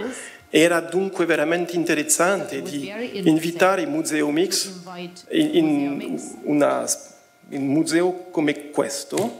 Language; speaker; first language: Italian; non-native, fluent; French